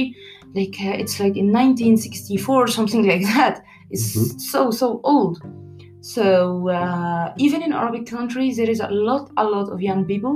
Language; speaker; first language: English; non-native, learner; Arabic